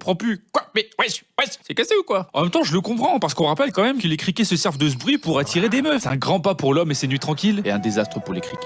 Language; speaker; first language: French; native; French